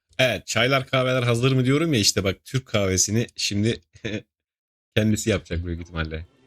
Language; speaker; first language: Turkish; native; Turkish